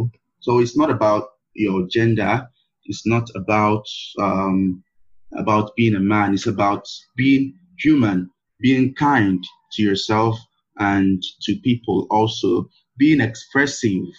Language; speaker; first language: English; non-native, local second language; Igbo